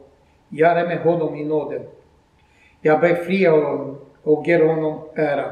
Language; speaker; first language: Swedish; non-native, fluent; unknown